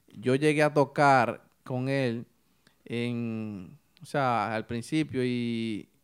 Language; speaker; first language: Spanish; native; Spanish